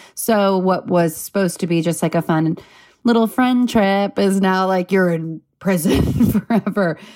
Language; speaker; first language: English; native; English